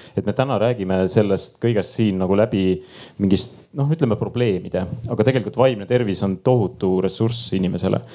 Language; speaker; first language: Estonian; native; Estonian